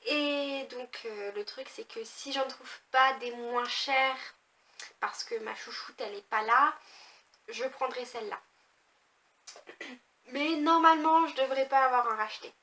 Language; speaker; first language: French; native; French